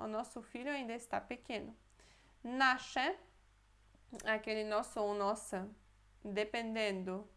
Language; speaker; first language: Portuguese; non-native, fluent; Polish